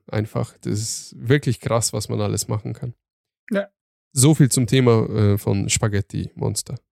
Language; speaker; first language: German; early bilingual, other home language; Turkish